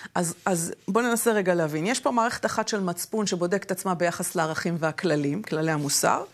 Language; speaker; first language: Hebrew; native; Hebrew